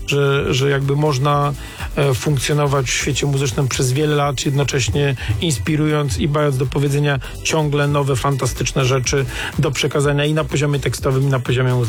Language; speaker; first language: Polish; native; Polish